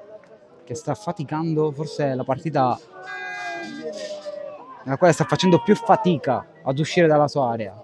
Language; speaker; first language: Italian; native; Italian